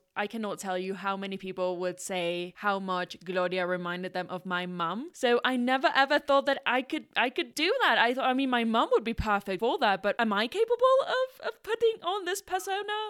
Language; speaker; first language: English; non-native, fluent; Spanish